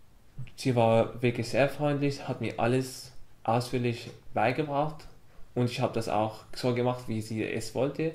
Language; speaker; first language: German; non-native, fluent; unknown